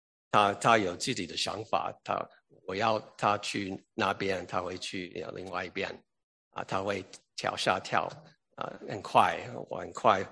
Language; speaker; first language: Chinese; early bilingual, heritage; English